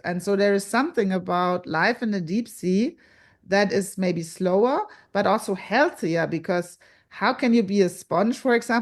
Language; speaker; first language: English; non-native, fluent; German